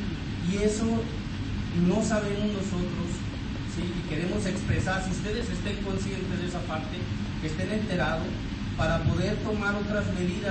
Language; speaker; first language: Spanish; native; Spanish